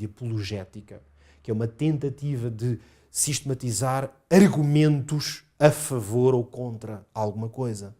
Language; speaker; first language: Portuguese; native; Portuguese